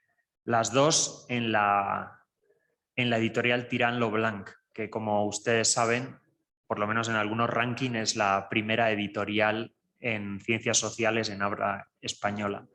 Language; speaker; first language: Spanish; native; Spanish